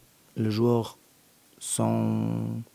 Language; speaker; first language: French; non-native, learner; Portuguese